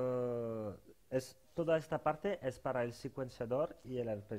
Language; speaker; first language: Spanish; non-native, fluent; French